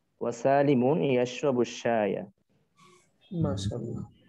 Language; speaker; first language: Arabic; non-native, fluent; Bangla